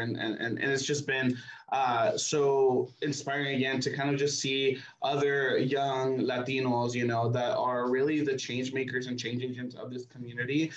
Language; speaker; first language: English; early bilingual, other home language; Spanish